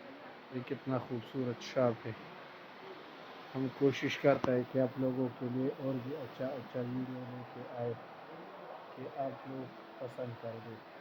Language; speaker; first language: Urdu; non-native, local second language; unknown